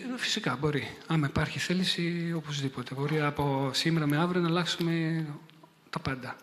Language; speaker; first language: Greek; non-native, fluent; Italian